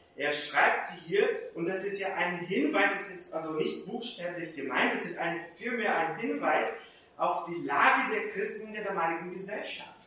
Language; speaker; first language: German; non-native, fluent; Portuguese